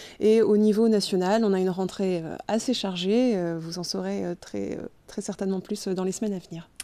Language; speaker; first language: French; native; French